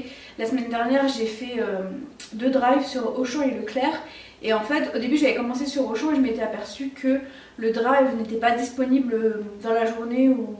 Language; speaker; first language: French; native; French